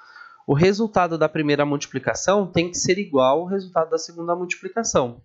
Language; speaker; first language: Portuguese; native; Portuguese